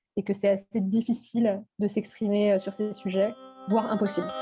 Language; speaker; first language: French; native; French